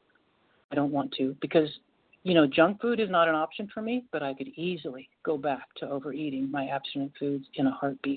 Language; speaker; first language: English; native; English